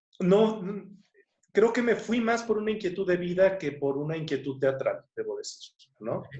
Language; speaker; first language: Spanish; native; Spanish